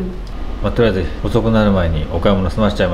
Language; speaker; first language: Japanese; native; Japanese